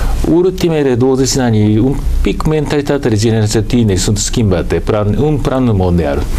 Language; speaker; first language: Romanian; non-native, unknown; Japanese